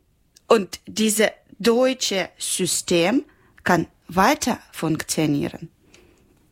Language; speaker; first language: German; non-native, learner; Ukrainian